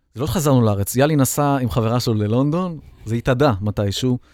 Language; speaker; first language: Hebrew; native; Hebrew